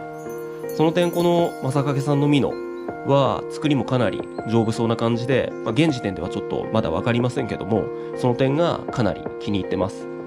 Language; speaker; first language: Japanese; native; Japanese